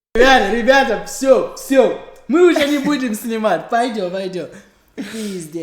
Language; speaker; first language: Russian; non-native, learner; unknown